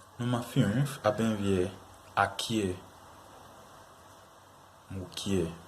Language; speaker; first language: German; non-native, fluent; Yoruba